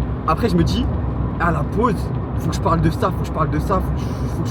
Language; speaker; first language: French; native; French